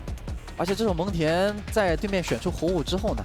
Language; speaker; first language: Chinese; native; Chinese